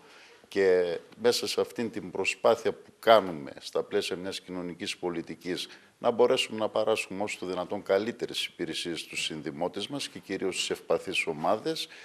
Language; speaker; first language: Greek; native; Greek